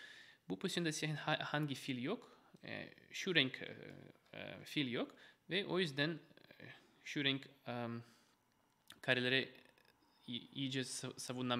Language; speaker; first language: Turkish; non-native, fluent; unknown